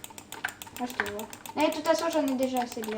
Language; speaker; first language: French; native; French